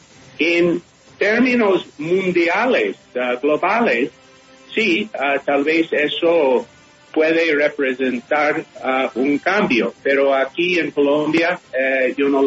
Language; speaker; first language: Spanish; non-native, fluent; English